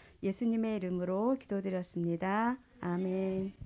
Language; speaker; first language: Korean; native; Korean